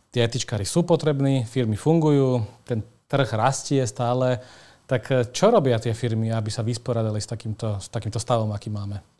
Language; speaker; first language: Slovak; native; Slovak